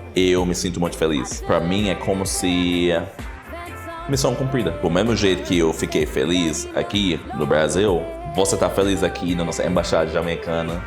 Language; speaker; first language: Portuguese; non-native, fluent; English